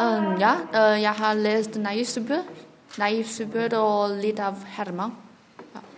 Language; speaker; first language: Norwegian; non-native, learner; Chinese